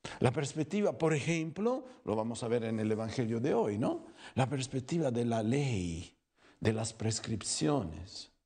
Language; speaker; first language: Spanish; non-native, fluent; Italian